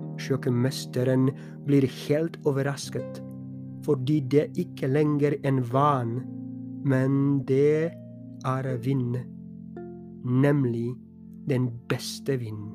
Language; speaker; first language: Norwegian; non-native, fluent; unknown